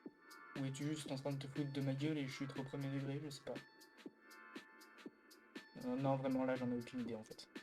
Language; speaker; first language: French; native; French